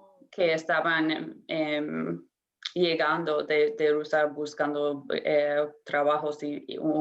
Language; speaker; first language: Spanish; non-native, fluent; English